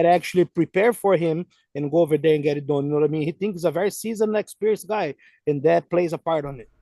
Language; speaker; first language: English; non-native, fluent; Portuguese